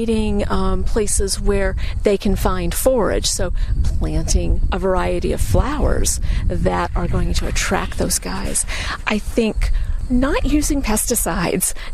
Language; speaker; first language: English; native; English